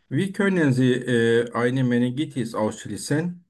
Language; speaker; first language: German; non-native, learner; Turkish